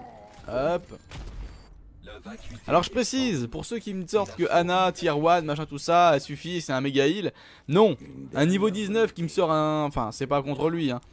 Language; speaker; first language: French; native; French